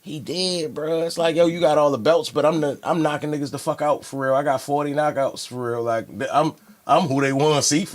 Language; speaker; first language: English; native; English